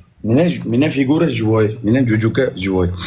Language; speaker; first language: Russian; non-native, learner; Uzbek